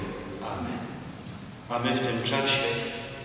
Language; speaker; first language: Polish; native; Polish